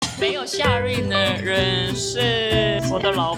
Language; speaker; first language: Chinese; non-native, learner; Korean